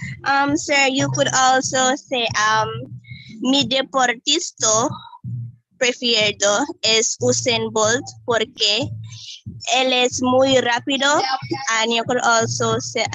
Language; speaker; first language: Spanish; non-native, learner; English